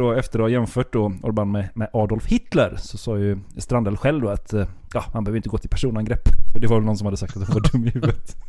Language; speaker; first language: Swedish; native; Swedish